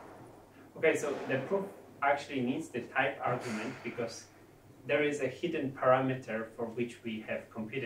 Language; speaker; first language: English; non-native, fluent; Polish